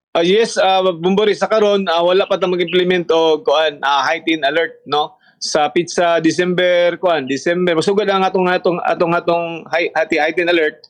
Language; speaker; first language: Cebuano; native; Cebuano